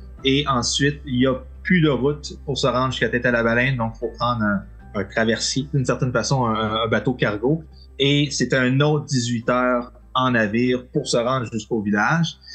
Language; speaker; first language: French; native; French